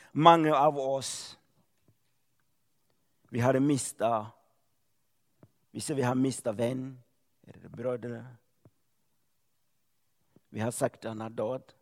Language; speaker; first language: Norwegian; non-native, learner; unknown